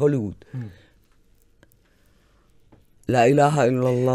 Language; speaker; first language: Arabic; native; Arabic